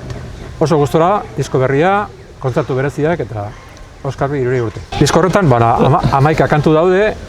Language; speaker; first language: Basque; native; Basque